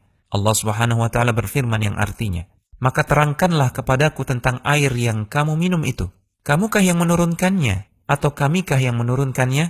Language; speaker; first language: Indonesian; native; Indonesian